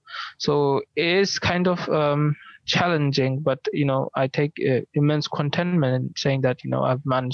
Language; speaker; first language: English; non-native, local second language; Bangla